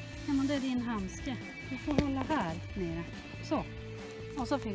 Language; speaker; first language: Swedish; native; Swedish